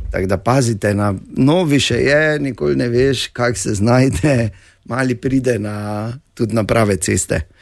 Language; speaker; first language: Slovenian; native; Slovenian